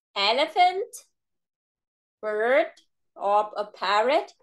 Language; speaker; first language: English; non-native, fluent; Vietnamese